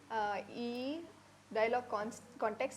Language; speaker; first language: Telugu; non-native, learner; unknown